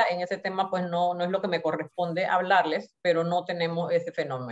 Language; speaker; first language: Spanish; native; Spanish